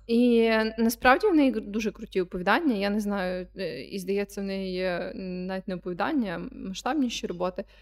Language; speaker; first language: Ukrainian; non-native, local second language; Russian